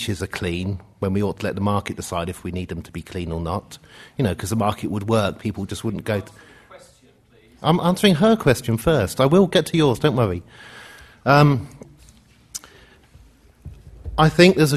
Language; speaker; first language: English; native; English